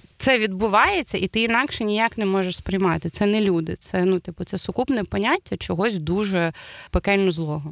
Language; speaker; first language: Ukrainian; native; Ukrainian